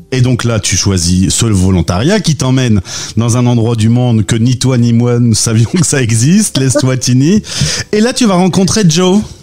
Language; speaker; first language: French; native; French